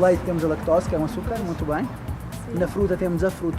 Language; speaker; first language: Portuguese; native; Portuguese